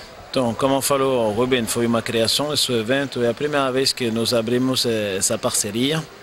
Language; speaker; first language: Portuguese; non-native, fluent; French